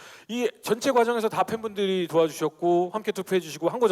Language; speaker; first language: Korean; native; Korean